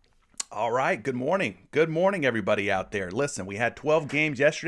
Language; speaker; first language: English; native; English